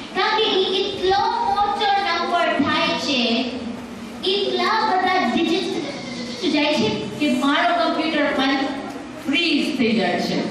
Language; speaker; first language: Gujarati; early bilingual, heritage; Gujarati